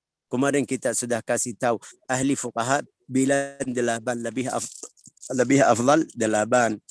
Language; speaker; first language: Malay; non-native, fluent; Arabic